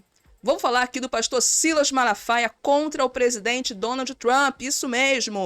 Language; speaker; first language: Portuguese; native; Portuguese